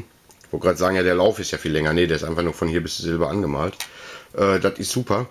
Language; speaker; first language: German; native; German